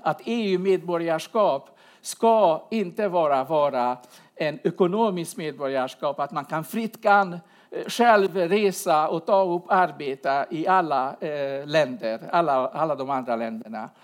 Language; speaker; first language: Swedish; non-native, fluent; Hungarian